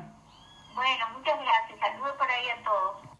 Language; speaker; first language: Spanish; native; Spanish